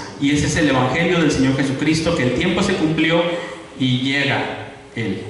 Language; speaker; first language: Spanish; native; Spanish